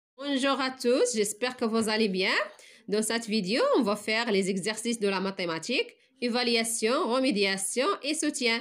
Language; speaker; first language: French; non-native, local second language; Arabic